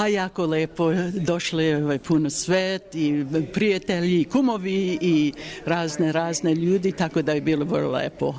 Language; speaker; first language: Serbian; early bilingual, heritage; Serbian